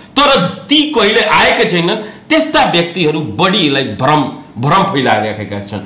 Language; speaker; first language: Nepali; non-native, local second language; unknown